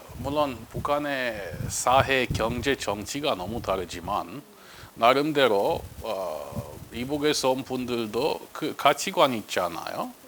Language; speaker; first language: Korean; non-native, fluent; Romanian